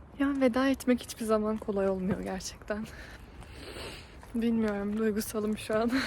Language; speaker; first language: Turkish; native; Turkish